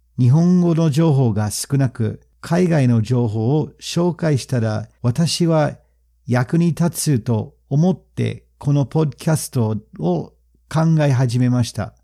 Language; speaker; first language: Japanese; non-native, fluent; English